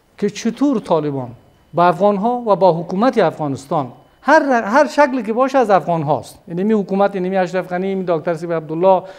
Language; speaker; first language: Persian; native; Persian